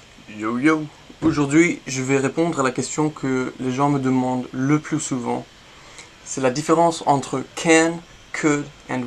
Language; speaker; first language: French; non-native, fluent; English